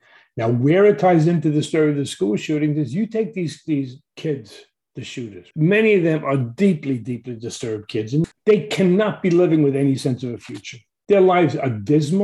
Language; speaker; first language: English; native; English